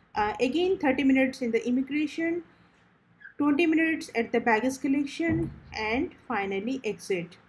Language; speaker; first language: English; non-native, local second language; Odia